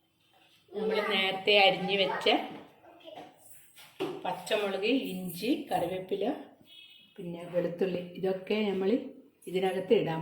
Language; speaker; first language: Malayalam; native; Malayalam